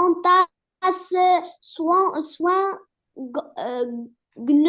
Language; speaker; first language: French; non-native, learner; Arabic